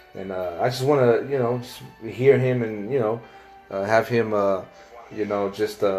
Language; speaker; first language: English; native; English